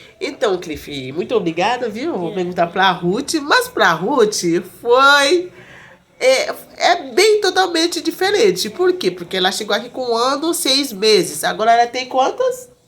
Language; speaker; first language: Portuguese; non-native, fluent; Haitian Creole